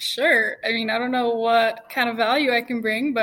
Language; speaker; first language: English; native; English